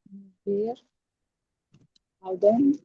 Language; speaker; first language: German; non-native, learner; Indonesian